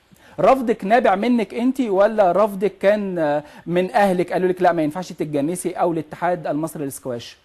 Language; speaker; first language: Arabic; native; Arabic